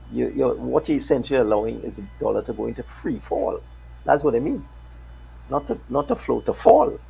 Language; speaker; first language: English; native; English